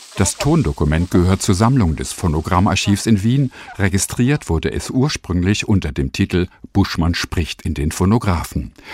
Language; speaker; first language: German; native; German